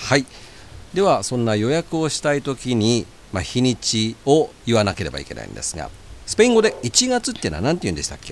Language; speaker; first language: Japanese; native; Japanese